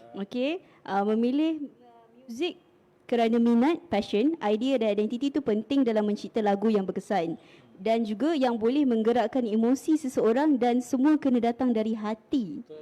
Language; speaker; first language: Malay; native; Malay